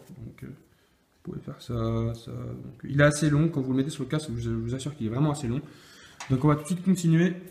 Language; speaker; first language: French; native; French